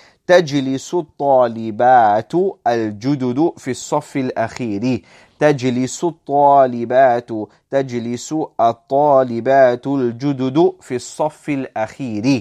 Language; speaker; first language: Arabic; non-native, fluent; English